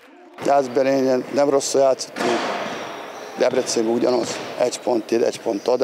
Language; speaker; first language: Hungarian; non-native, fluent; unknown